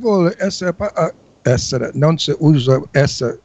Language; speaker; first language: Italian; early bilingual, heritage; English